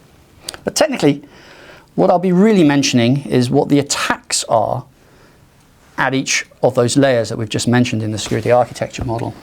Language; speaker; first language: English; native; English